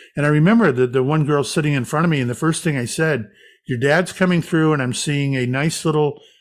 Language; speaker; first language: English; native; English